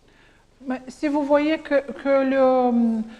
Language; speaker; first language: French; non-native, learner; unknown